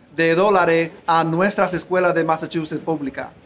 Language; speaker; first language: Spanish; early bilingual, heritage; Spanish